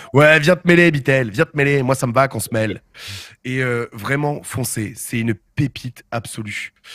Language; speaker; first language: French; native; French